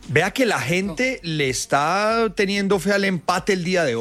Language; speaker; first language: Spanish; native; Spanish